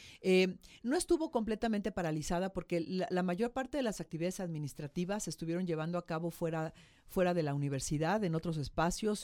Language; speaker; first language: Spanish; native; Spanish